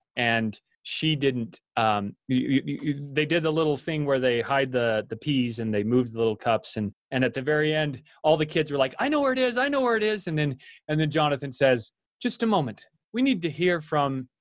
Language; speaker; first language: English; native; English